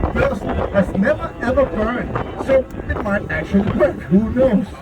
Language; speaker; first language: English; non-native, fluent; Danish